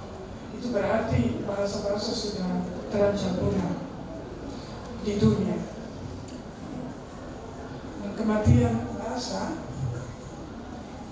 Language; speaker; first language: Indonesian; non-native, fluent; Dutch